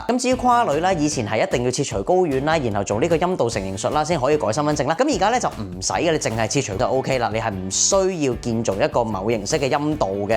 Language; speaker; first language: Cantonese; native; Cantonese